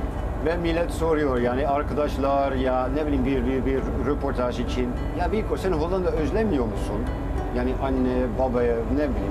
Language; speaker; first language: Turkish; non-native, fluent; Dutch